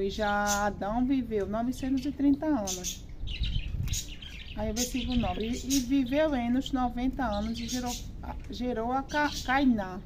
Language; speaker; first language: Portuguese; native; Portuguese